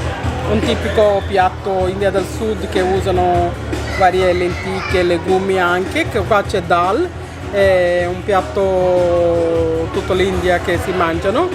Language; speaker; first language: Italian; non-native, learner; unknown